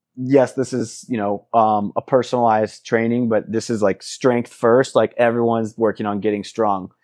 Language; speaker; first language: English; native; English